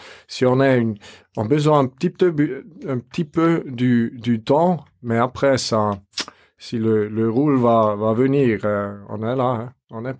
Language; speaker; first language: French; non-native, fluent; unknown